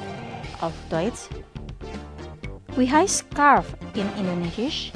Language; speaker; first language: German; non-native, fluent; Indonesian